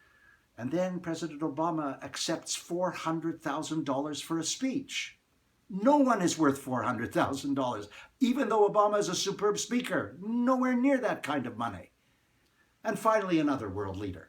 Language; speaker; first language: English; native; English